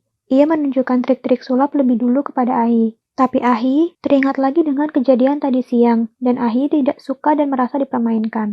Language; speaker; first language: Indonesian; native; Indonesian